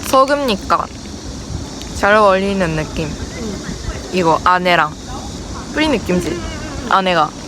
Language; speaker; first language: Korean; non-native, fluent; Japanese